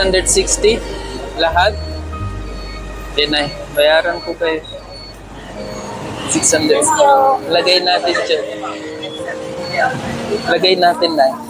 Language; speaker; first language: Filipino; non-native, learner; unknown